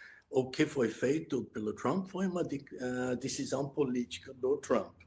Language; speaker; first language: Portuguese; non-native, fluent; English